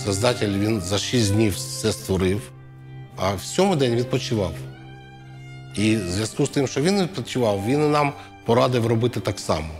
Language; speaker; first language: Ukrainian; non-native, local second language; Russian